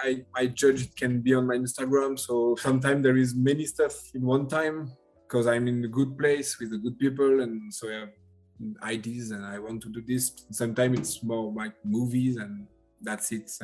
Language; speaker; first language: English; non-native, learner; French